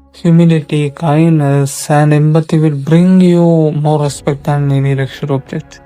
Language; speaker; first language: English; non-native, local second language; Malayalam